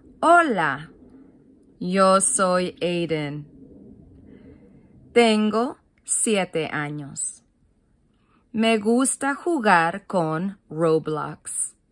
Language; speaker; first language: Spanish; non-native, learner; English